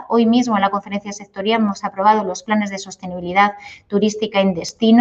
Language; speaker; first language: Spanish; native; Spanish